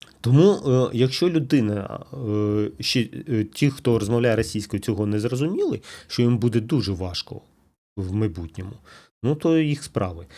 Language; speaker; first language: Ukrainian; non-native, local second language; Russian